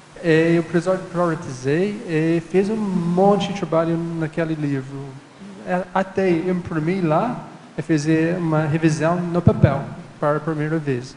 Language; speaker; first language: Portuguese; non-native, fluent; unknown